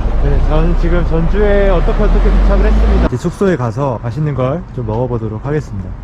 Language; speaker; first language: Korean; native; Korean